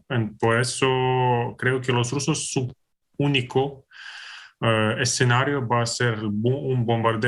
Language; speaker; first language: Spanish; non-native, fluent; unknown